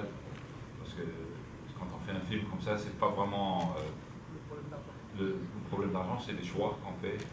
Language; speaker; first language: French; non-native, fluent; Danish